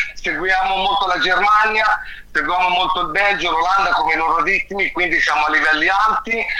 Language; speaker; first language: Italian; non-native, fluent; Arabic